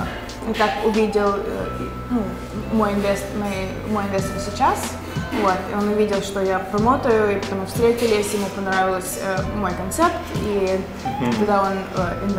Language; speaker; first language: Russian; early bilingual, other home language; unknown